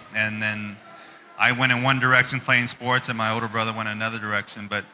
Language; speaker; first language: English; native; English